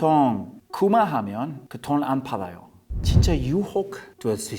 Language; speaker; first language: Korean; non-native, learner; English